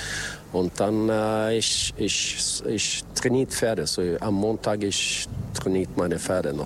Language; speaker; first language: German; non-native, learner; Swedish